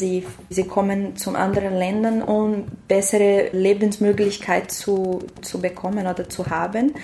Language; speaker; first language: German; non-native, learner; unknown